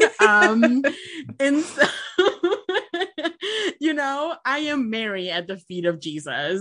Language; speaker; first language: English; non-native, fluent; Spanish